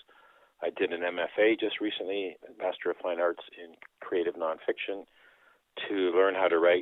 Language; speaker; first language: English; early bilingual, other home language; Dutch